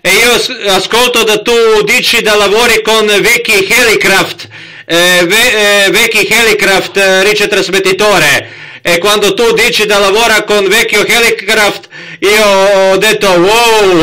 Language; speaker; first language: Italian; non-native, learner; Croatian